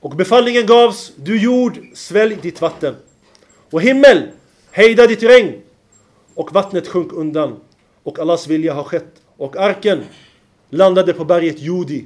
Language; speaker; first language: Swedish; non-native, fluent; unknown